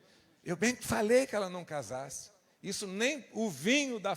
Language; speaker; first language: Portuguese; native; Portuguese